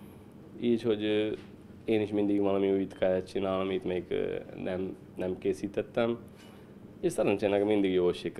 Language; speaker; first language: Hungarian; non-native, learner; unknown